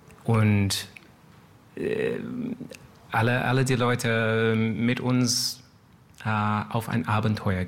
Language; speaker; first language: German; non-native, learner; English